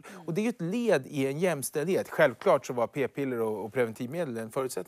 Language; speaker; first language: Swedish; native; Swedish